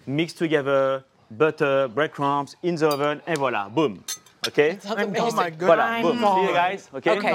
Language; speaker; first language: English; non-native, fluent; French